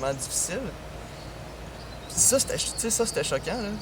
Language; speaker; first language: French; native; French